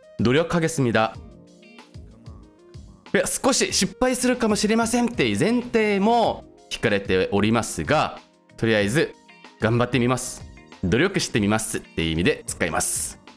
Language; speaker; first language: Japanese; non-native, fluent; Korean